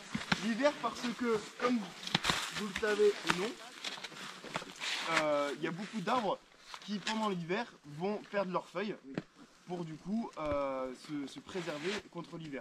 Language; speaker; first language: French; native; French